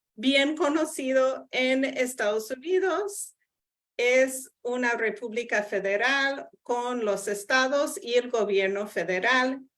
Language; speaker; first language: Spanish; non-native, fluent; English